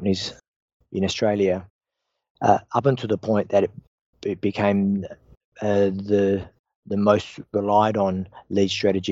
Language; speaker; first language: English; native; English